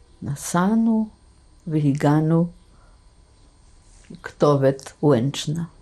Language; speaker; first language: Hebrew; non-native, fluent; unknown